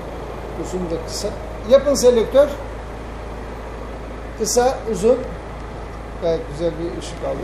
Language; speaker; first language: Turkish; native; Turkish